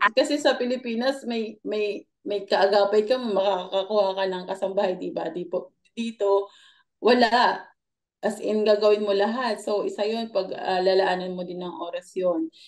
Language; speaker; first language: Filipino; non-native, local second language; Hiligaynon